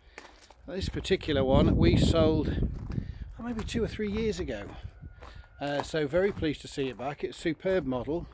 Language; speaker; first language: English; native; English